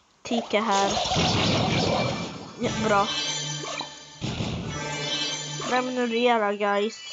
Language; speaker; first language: Swedish; early bilingual, other home language; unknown